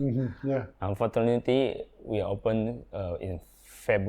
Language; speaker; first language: English; non-native, learner; Indonesian